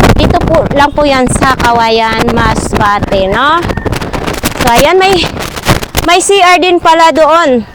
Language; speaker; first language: Filipino; non-native, local second language; Masbatenyo